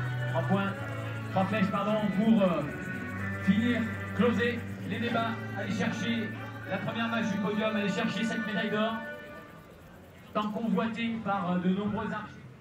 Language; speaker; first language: French; native; French